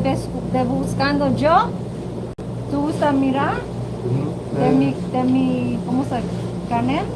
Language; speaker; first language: Spanish; non-native, learner; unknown